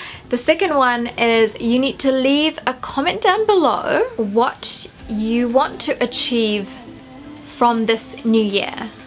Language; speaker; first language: English; early bilingual, other home language; Sinhala